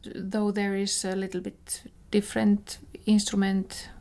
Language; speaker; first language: English; non-native, fluent; Finnish